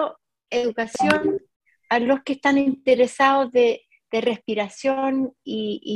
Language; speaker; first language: Spanish; non-native, fluent; English